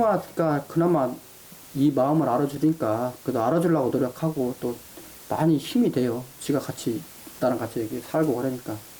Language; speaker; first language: Korean; native; Korean